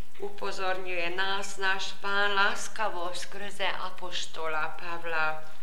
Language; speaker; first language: Slovak; early bilingual, heritage; Slovak